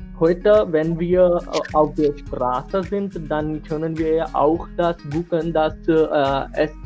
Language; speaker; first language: German; non-native, learner; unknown